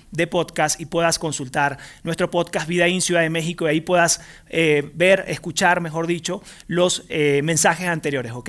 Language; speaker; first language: Spanish; native; Spanish